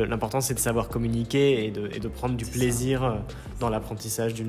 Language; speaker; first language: French; native; French